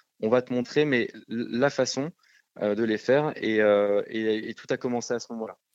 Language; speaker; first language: French; native; French